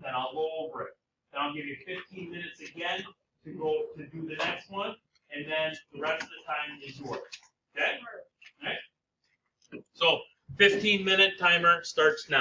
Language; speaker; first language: English; native; English